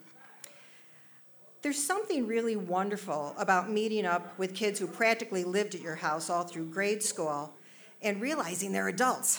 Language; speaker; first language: English; native; English